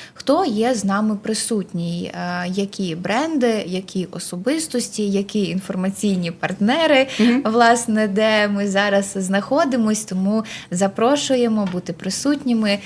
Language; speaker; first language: Ukrainian; native; Ukrainian